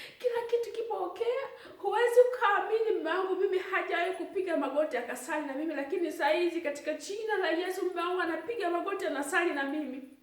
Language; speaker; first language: Swahili; native; Swahili